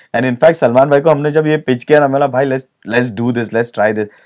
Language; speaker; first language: Hindi; native; Hindi